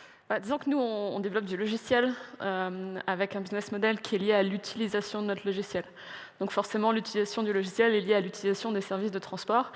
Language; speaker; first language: French; native; French